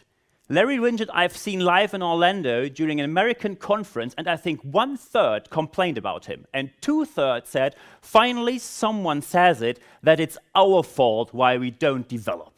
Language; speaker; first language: English; non-native, fluent; German